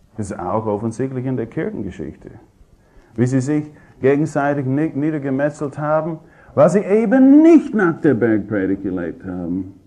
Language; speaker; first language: German; non-native, fluent; English